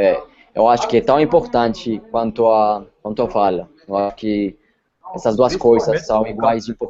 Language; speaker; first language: Portuguese; non-native, fluent; Spanish